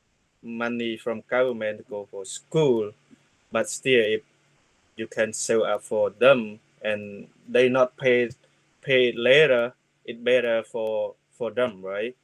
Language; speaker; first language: English; non-native, learner; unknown